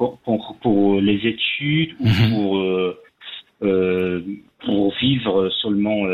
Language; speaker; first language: French; non-native, fluent; Persian